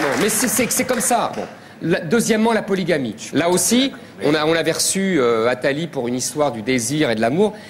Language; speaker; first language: French; native; French